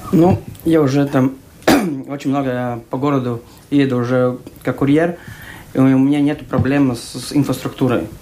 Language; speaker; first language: Russian; non-native, local second language; Latvian